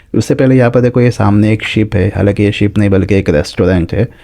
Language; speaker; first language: Hindi; native; Hindi